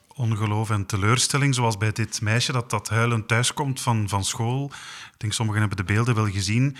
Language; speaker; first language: Dutch; native; Dutch